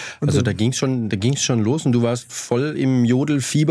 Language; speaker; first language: German; native; German